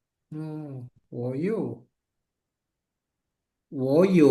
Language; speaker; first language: Chinese; non-native, learner; Indonesian